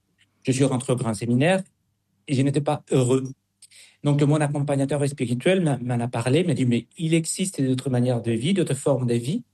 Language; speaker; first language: French; non-native, fluent; Spanish